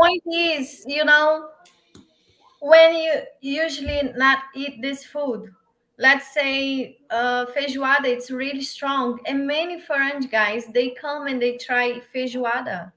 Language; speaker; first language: English; non-native, learner; Portuguese